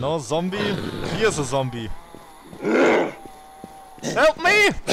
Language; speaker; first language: English; non-native, learner; German